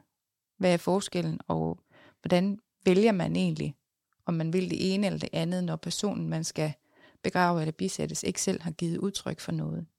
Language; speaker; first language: Danish; native; Danish